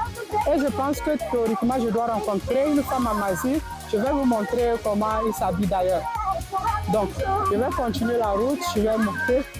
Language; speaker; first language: French; non-native, fluent; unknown